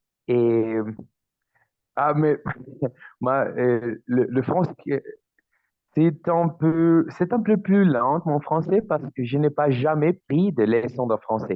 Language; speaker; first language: French; non-native, learner; Spanish